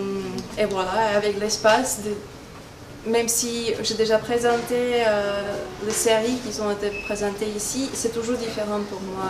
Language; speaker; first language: French; non-native, fluent; Czech